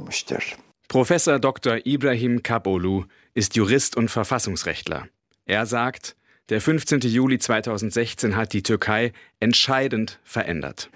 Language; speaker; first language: German; native; German